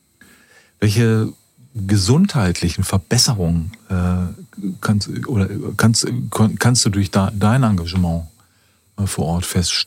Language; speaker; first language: German; native; German